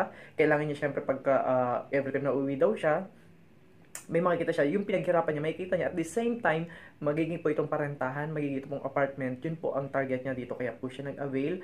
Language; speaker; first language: Filipino; native; Filipino